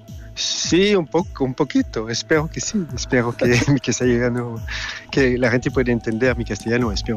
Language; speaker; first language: Spanish; non-native, learner; French